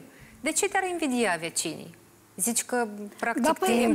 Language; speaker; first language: Romanian; native; Romanian